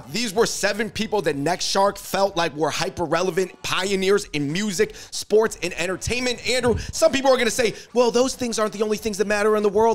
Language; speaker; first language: English; native; English